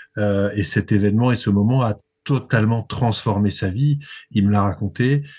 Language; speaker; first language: French; native; French